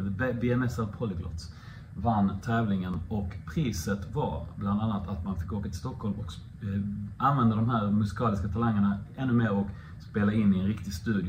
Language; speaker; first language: Swedish; native; Swedish